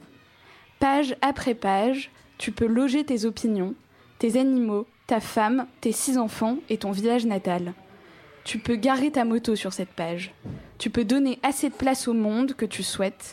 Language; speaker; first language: French; native; French